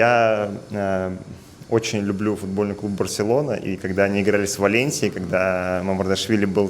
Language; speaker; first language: Russian; native; Russian